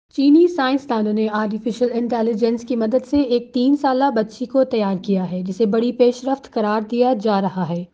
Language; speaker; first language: Urdu; native; Urdu